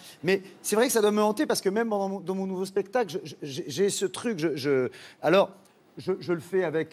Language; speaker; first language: French; native; French